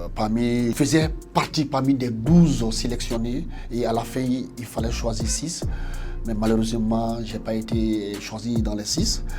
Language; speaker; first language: French; non-native, local second language; Fula